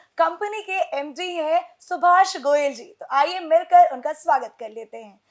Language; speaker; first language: Hindi; native; Hindi